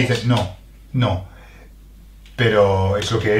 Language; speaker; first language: Spanish; non-native, fluent; English